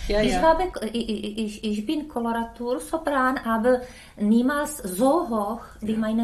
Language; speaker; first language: German; non-native, learner; Czech